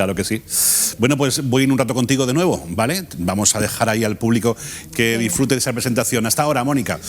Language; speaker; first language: Spanish; native; Spanish